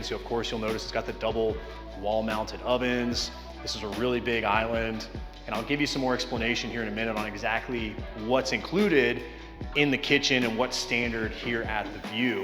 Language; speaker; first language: English; native; English